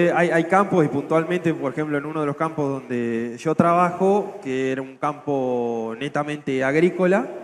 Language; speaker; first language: Spanish; native; Spanish